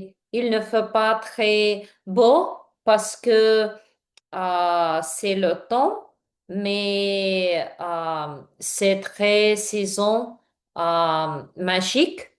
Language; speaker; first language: French; non-native, learner; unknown